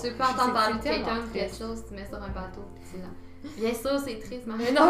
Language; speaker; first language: French; native; French